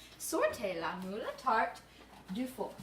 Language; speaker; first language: French; non-native, learner; English